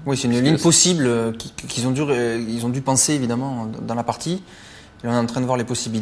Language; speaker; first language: French; native; French